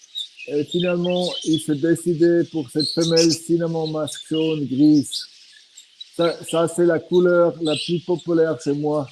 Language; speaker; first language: French; non-native, fluent; Swiss German